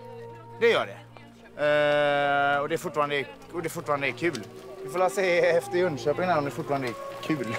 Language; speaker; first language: Swedish; native; Swedish